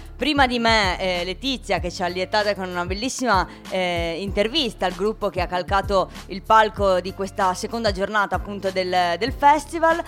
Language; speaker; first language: Italian; native; Italian